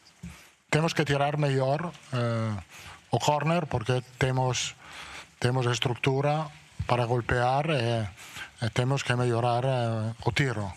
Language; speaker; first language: Portuguese; non-native, learner; Italian